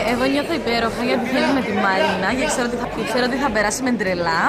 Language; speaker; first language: Greek; native; Greek